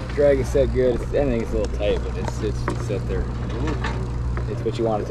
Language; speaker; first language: English; native; English